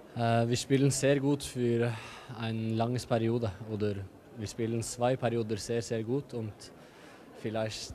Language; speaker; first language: German; non-native, learner; Norwegian